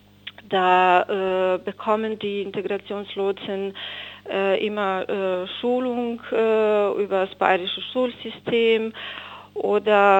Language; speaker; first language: German; non-native, fluent; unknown